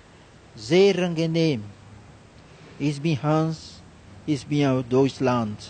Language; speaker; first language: German; non-native, learner; Portuguese